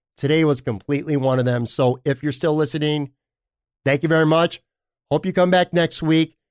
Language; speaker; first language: English; native; English